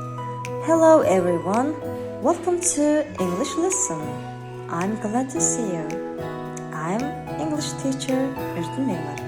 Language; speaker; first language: English; non-native, learner; Mongolian